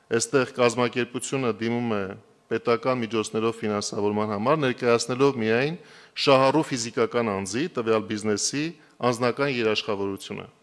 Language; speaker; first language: Armenian; native; Armenian